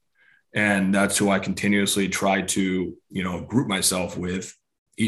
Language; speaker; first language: English; native; English